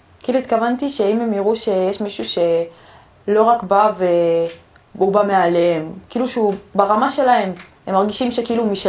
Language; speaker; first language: Hebrew; early bilingual, other home language; Amharic